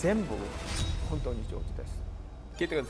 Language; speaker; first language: Japanese; non-native, fluent; Korean